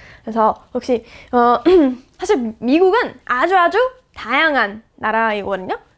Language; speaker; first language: Korean; non-native, fluent; English